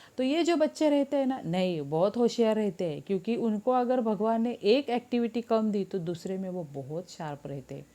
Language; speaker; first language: Hindi; non-native, local second language; Marathi